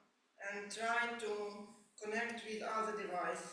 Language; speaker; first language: English; non-native, learner; Ukrainian